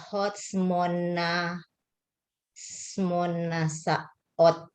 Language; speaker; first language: Hebrew; non-native, learner; Indonesian